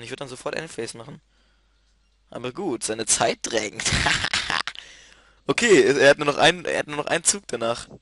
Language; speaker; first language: German; native; German